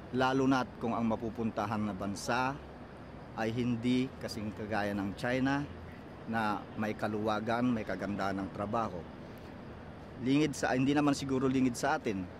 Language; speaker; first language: Filipino; non-native, local second language; Iloko